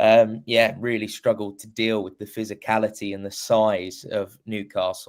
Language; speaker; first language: English; native; English